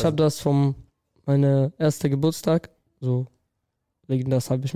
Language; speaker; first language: German; non-native, learner; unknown